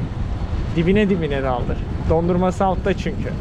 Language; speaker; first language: Turkish; native; Turkish